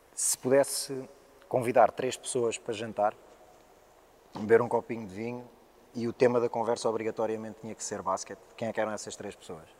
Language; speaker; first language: Portuguese; native; Portuguese